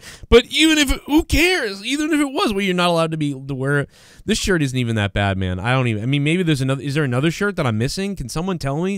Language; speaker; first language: English; native; English